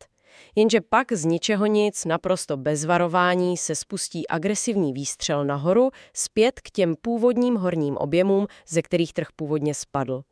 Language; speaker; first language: Czech; native; Czech